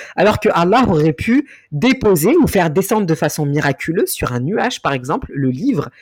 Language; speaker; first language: French; native; French